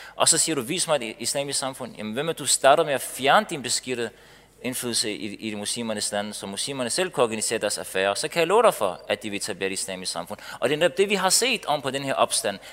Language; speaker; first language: Danish; early bilingual, other home language; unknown